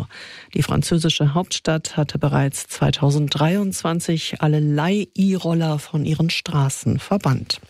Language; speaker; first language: German; native; German